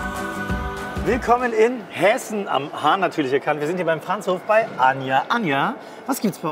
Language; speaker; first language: German; native; German